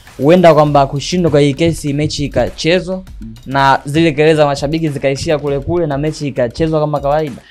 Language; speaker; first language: Swahili; native; Swahili